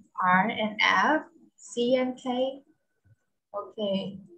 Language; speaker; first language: English; non-native, fluent; Vietnamese